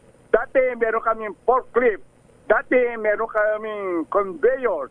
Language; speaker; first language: Filipino; native; Filipino